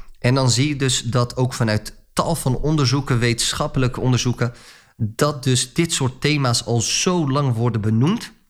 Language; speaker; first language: Dutch; early bilingual, other home language; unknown